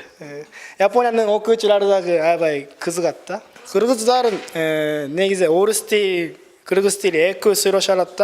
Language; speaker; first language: Kyrgyz; non-native, learner; Japanese